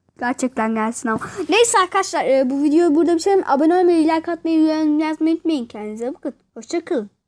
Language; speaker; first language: Turkish; native; Turkish